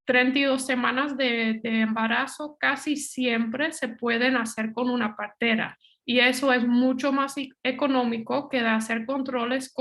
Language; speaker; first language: Spanish; non-native, fluent; Dutch